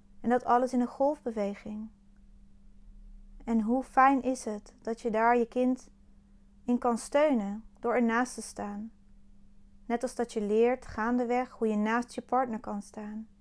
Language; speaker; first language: Dutch; native; Dutch